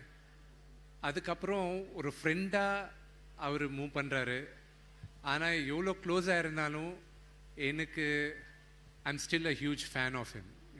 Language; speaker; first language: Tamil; non-native, fluent; Telugu